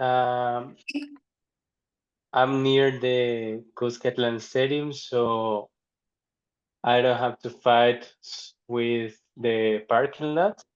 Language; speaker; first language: English; non-native, learner; Spanish